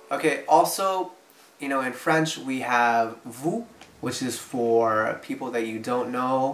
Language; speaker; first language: English; native; English